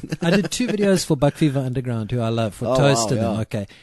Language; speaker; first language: English; native; English